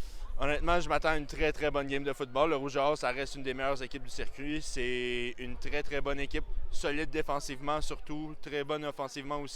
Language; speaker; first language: French; native; French